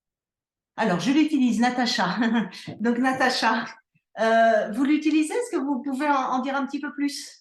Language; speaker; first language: French; native; French